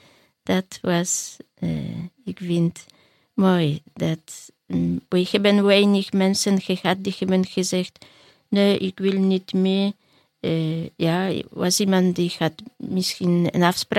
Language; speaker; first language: Dutch; non-native, learner; Polish